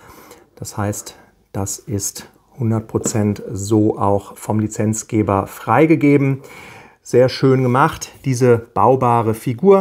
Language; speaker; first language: German; native; German